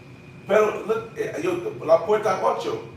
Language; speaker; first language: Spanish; non-native, learner; English